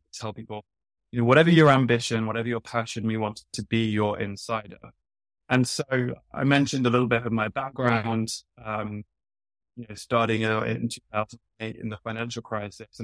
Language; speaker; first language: English; native; English